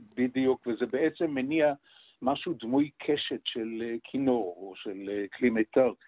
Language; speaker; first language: Hebrew; native; Hebrew